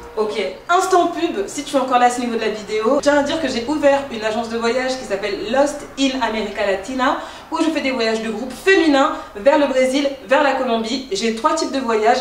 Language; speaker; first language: French; native; French